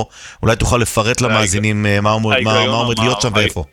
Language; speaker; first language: Hebrew; native; Hebrew